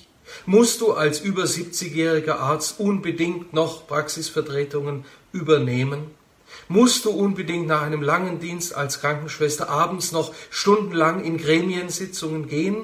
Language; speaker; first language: German; native; German